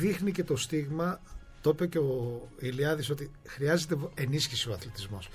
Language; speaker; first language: Greek; native; Greek